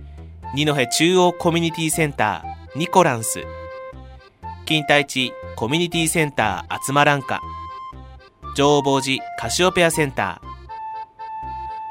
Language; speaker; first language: Japanese; native; Japanese